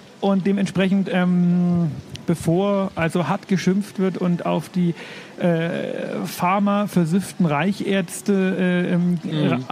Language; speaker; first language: German; native; German